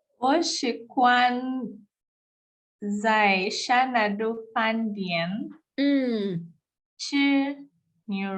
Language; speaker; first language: Chinese; non-native, learner; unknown